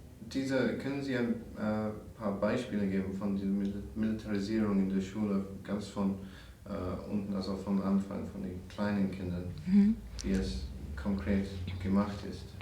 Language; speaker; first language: German; non-native, learner; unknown